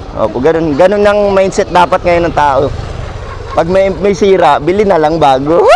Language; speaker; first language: Filipino; native; Filipino